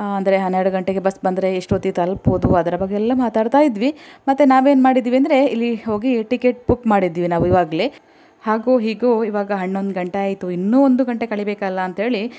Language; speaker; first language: Kannada; non-native, local second language; Tulu